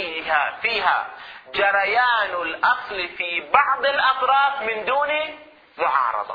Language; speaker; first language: Arabic; native; Arabic